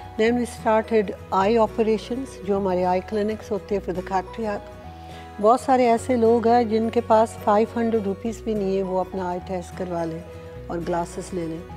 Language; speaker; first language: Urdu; early bilingual, heritage; Hindi